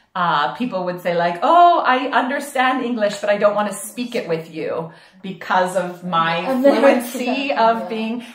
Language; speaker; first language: English; native; English